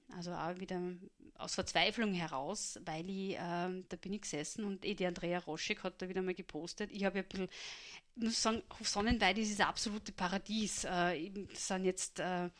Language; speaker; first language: German; native; German